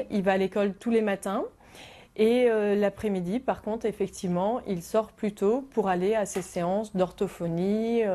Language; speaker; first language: French; native; French